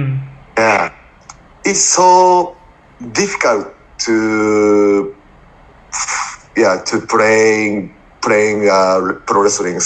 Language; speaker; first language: English; non-native, learner; Japanese